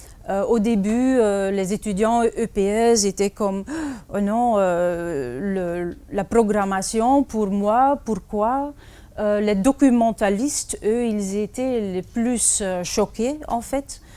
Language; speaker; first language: French; non-native, fluent; Dutch